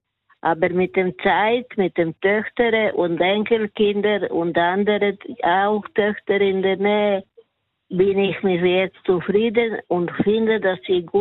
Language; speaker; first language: German; non-native, learner; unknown